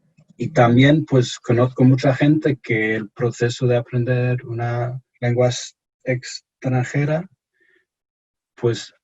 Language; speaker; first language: Spanish; non-native, fluent; English